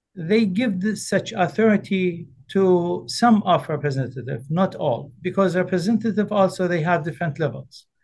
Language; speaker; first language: English; early bilingual, other home language; Arabic